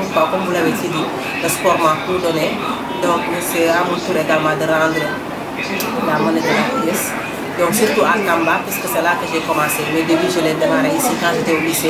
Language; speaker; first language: French; non-native, local second language; Fula